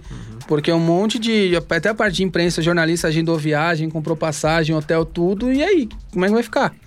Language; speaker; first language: Portuguese; native; Portuguese